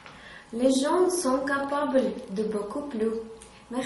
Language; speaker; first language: French; non-native, learner; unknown